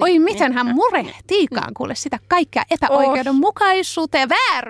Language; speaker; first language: Finnish; native; Finnish